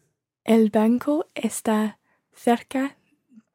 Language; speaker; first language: Spanish; non-native, learner; English